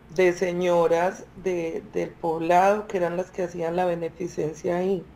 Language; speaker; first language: Spanish; native; Spanish